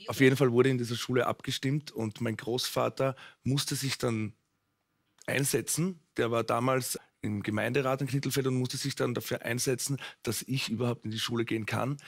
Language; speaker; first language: German; native; German